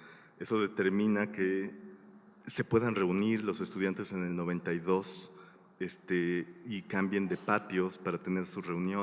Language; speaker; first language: Spanish; native; Spanish